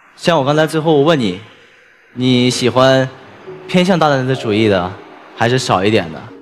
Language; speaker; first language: Chinese; native; Chinese